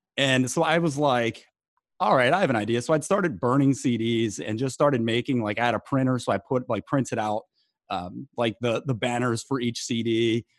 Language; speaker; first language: English; native; English